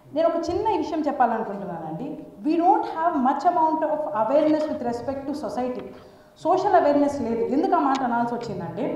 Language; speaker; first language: Telugu; native; Telugu